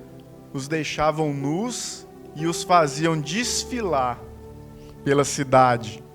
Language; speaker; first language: Portuguese; native; Portuguese